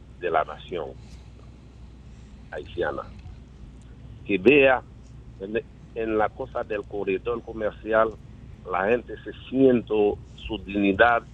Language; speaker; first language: Spanish; non-native, learner; Haitian Creole